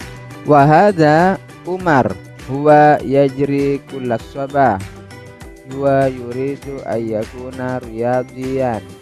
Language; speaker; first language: Arabic; non-native, fluent; Indonesian